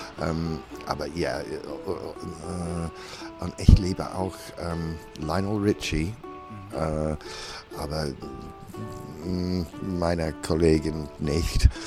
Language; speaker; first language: German; non-native, learner; English